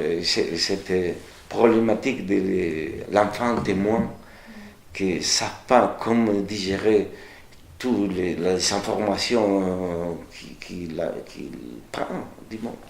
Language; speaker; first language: French; non-native, fluent; Spanish